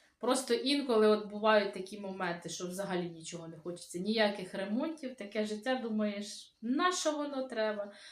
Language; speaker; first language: Ukrainian; native; Ukrainian